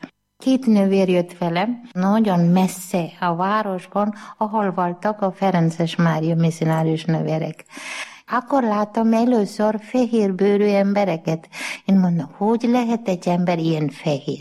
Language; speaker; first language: Hungarian; non-native, learner; Malayalam